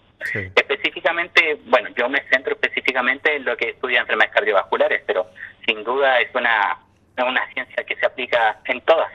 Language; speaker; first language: Spanish; native; Spanish